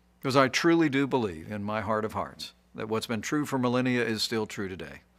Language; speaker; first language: English; native; English